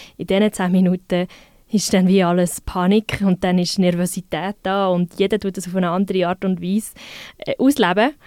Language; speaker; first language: German; native; German